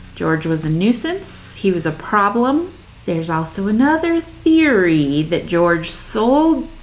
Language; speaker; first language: English; native; English